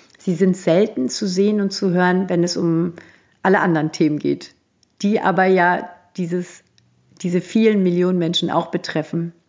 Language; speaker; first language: German; early bilingual, other home language; Turkish